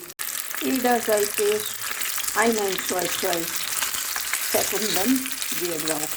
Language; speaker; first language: German; non-native, learner; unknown